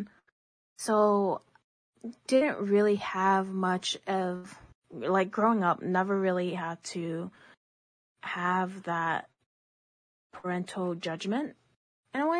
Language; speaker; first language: English; early bilingual, other home language; Chinese